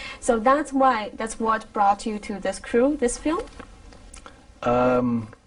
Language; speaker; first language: English; non-native, fluent; Chinese